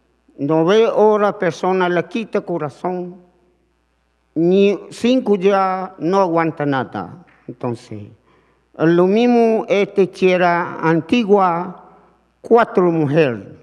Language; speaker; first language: Spanish; non-native, learner; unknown